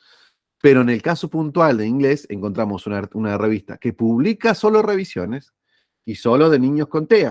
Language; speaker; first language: Spanish; native; Spanish